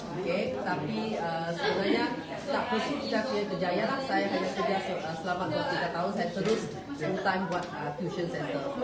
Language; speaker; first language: Malay; non-native, local second language; Chinese